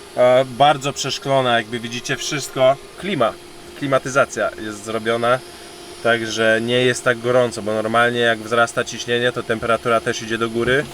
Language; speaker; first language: Polish; early bilingual, heritage; Polish